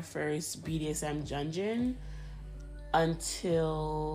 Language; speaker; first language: English; early bilingual, other home language; Spanish